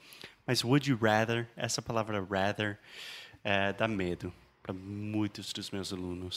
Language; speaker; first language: Portuguese; non-native, fluent; English